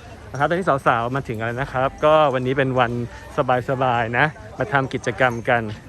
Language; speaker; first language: Thai; native; Thai